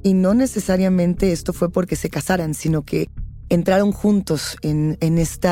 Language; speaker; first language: Spanish; native; Spanish